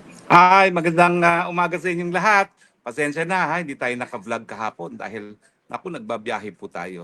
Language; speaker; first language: Filipino; native; Filipino